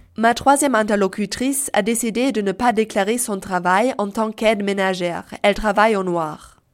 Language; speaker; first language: French; native; French